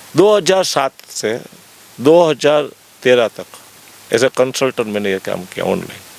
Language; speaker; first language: Hindi; non-native, local second language; Gujarati